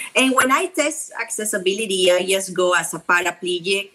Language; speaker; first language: English; non-native, fluent; Spanish